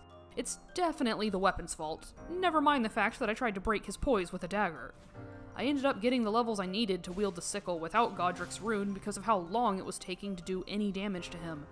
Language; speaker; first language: English; native; English